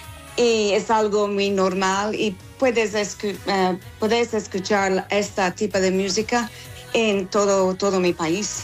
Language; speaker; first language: Spanish; non-native, learner; English